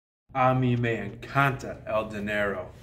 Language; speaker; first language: Spanish; non-native, learner; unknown